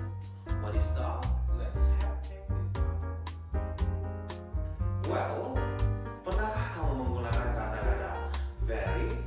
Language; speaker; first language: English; non-native, fluent; Indonesian